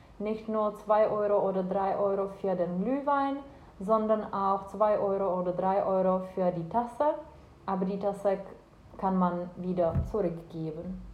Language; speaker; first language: German; non-native, fluent; Czech